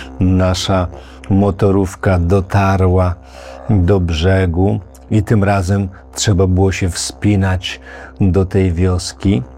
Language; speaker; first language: Polish; native; Polish